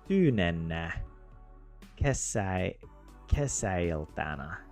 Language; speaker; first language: Finnish; non-native, learner; English